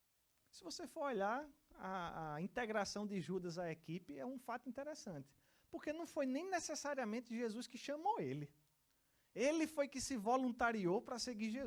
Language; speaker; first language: Portuguese; native; Portuguese